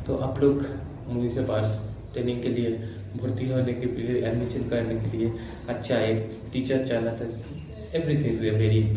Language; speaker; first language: Hindi; non-native, local second language; Bangla